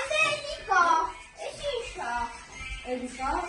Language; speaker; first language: Armenian; early bilingual, heritage; Armenian